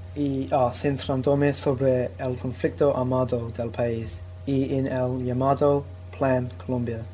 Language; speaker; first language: Spanish; non-native, learner; English